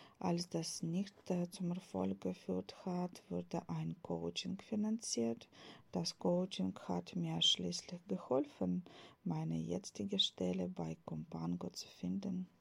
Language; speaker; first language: German; non-native, fluent; Ukrainian